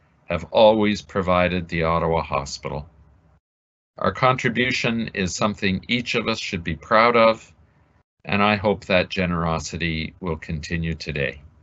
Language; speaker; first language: English; native; English